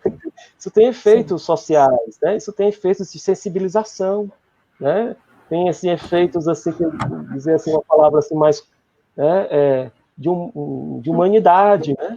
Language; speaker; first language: Portuguese; native; Portuguese